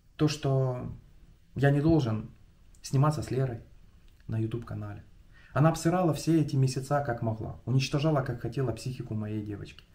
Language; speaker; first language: Russian; non-native, local second language; Ukrainian